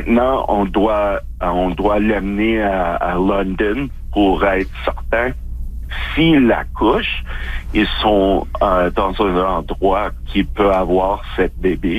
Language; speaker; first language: French; non-native, local second language; English